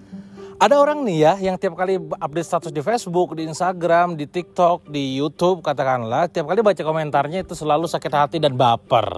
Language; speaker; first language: Indonesian; native; Indonesian